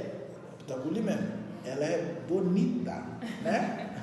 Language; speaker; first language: Portuguese; non-native, learner; Haitian Creole